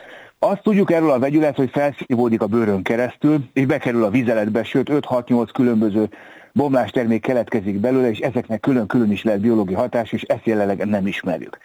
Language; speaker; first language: Hungarian; native; Hungarian